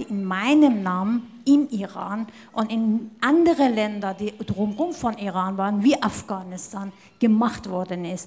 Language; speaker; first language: German; non-native, fluent; Persian